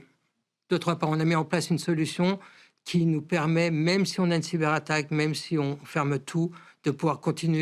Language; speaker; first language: French; native; French